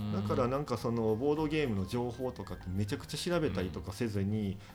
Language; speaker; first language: Japanese; native; Japanese